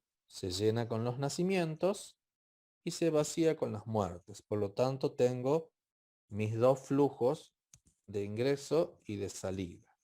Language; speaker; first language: Spanish; native; Spanish